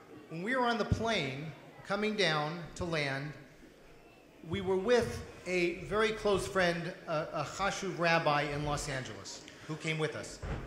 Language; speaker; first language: English; native; English